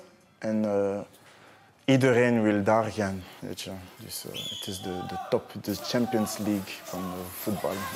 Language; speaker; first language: Dutch; non-native, learner; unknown